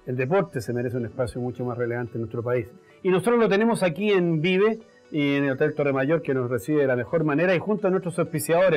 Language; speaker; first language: Spanish; native; Spanish